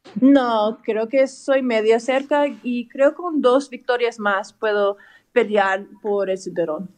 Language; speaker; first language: Spanish; early bilingual, heritage; English